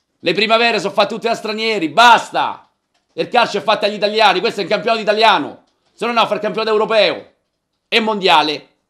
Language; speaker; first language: Italian; native; Italian